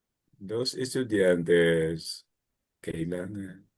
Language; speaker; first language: Spanish; non-native, learner; Filipino